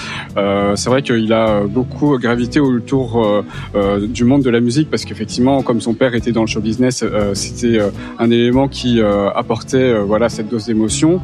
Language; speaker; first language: French; native; French